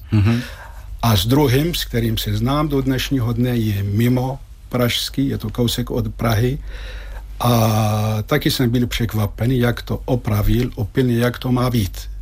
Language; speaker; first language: Czech; non-native, fluent; Arabic